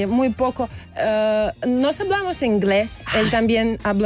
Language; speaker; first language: Spanish; non-native, learner; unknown